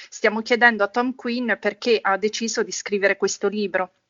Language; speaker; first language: Italian; native; Italian